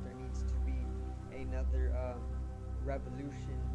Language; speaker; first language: English; native; English